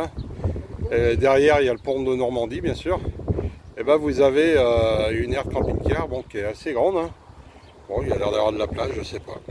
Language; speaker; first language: French; native; French